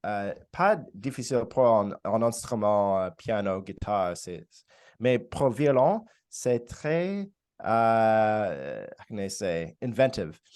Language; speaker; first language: French; non-native, learner; English